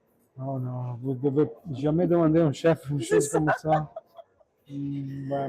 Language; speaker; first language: French; non-native, learner; Italian